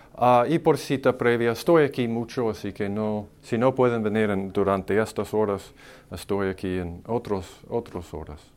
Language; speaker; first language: Spanish; non-native, fluent; English